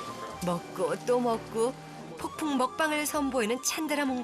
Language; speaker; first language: Korean; native; Korean